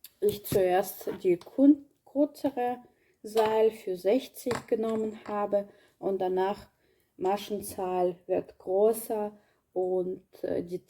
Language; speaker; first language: German; non-native, learner; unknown